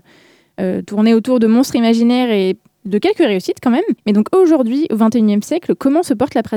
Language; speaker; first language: French; native; French